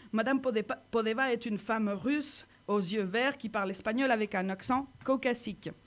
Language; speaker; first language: French; non-native, fluent; Spanish